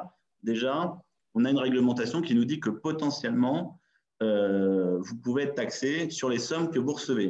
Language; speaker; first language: French; native; French